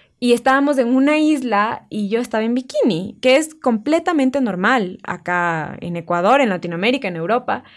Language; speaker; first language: Spanish; native; Spanish